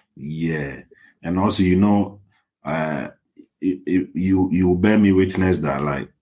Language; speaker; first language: English; non-native, local second language; Akan